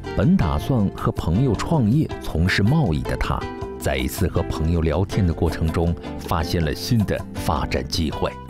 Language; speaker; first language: Chinese; native; Chinese